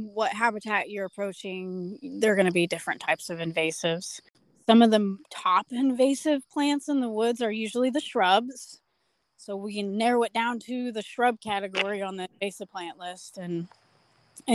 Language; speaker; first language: English; native; English